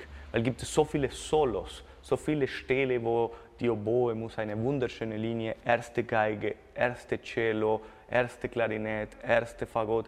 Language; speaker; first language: German; non-native, fluent; Spanish